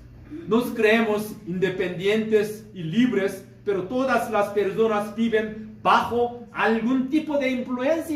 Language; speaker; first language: Spanish; non-native, fluent; Korean